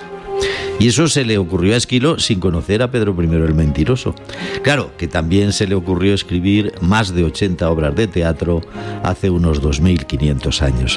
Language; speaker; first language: Spanish; native; Spanish